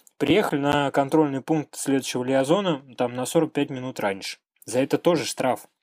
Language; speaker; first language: Russian; native; Russian